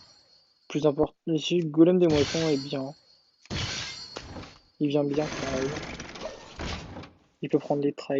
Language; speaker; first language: French; native; French